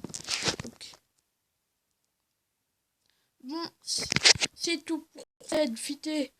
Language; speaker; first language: French; native; French